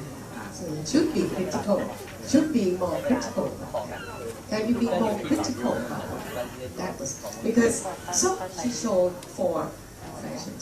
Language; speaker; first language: English; non-native, fluent; Thai